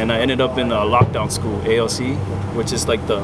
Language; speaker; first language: English; non-native, fluent; Samoan